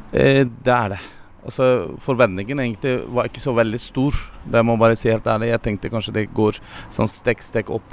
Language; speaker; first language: Norwegian; non-native, learner; Turkish